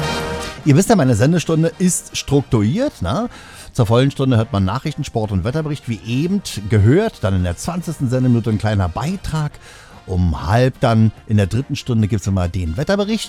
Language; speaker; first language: German; native; German